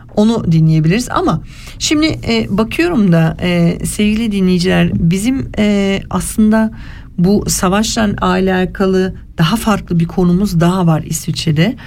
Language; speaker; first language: Turkish; early bilingual, heritage; Turkish